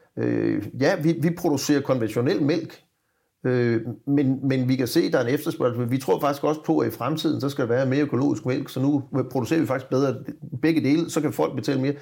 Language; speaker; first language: Danish; native; Danish